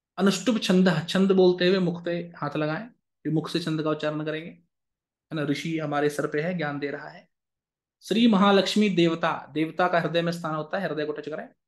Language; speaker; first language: Hindi; native; Hindi